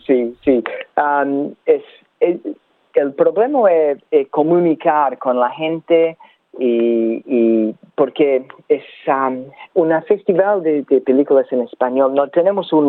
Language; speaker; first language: Spanish; non-native, learner; English